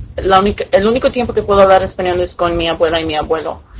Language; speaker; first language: Spanish; early bilingual, other home language; English